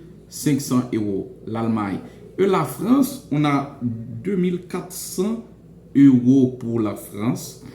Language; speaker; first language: French; non-native, local second language; Haitian Creole